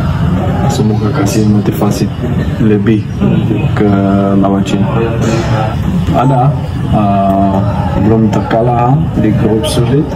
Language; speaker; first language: Indonesian; non-native, fluent; Korean